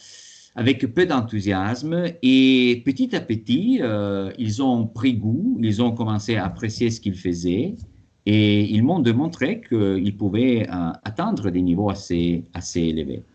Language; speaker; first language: French; non-native, fluent; Italian